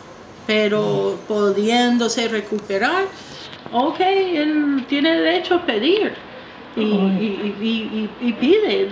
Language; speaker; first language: Spanish; non-native, fluent; English